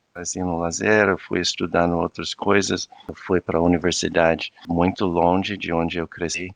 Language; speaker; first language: Portuguese; non-native, fluent; English